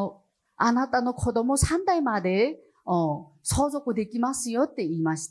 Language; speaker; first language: Japanese; non-native, fluent; Chinese